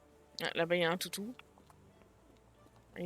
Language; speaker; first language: French; native; French